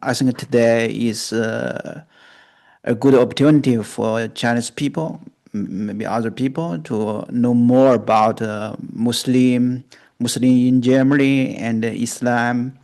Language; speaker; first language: English; non-native, fluent; Chinese